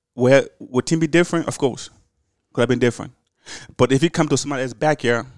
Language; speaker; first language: English; early bilingual, other home language; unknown